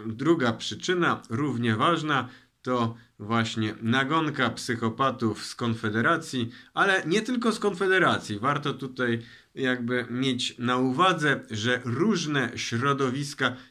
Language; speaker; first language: Polish; native; Polish